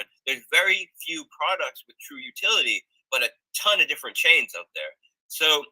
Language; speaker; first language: English; native; English